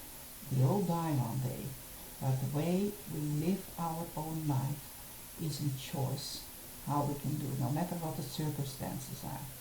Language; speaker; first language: English; non-native, fluent; Dutch